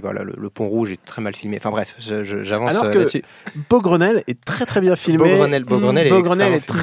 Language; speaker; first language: French; native; French